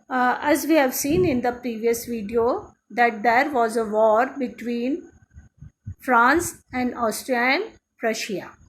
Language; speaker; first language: English; non-native, local second language; Hindi